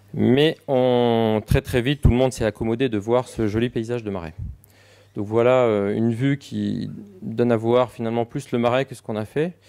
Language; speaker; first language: French; native; French